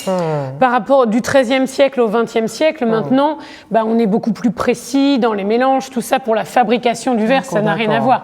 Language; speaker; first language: French; native; French